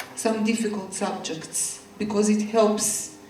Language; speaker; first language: English; non-native, fluent; Macedonian